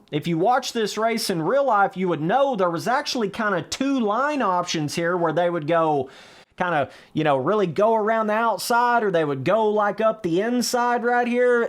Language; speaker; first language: English; native; English